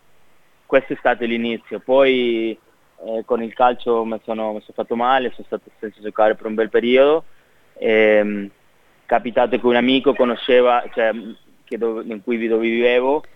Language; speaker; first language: Italian; non-native, fluent; Spanish